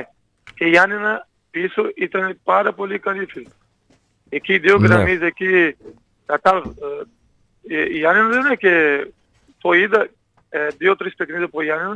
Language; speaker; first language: Greek; non-native, learner; Portuguese